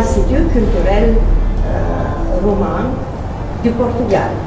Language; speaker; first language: French; non-native, fluent; Romanian